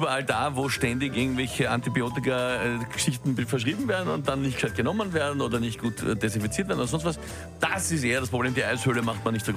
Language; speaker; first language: German; native; German